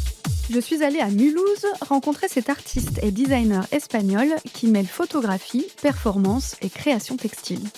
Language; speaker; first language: French; native; French